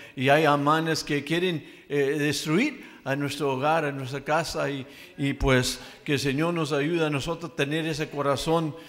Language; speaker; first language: Spanish; early bilingual, heritage; Spanish